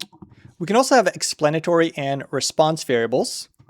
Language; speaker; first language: English; native; English